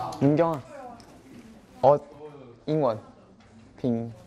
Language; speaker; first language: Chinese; non-native, learner; Korean